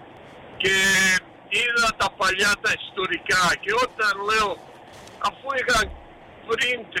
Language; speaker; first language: Greek; early bilingual, heritage; Greek